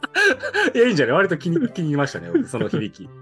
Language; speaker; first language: Japanese; native; Japanese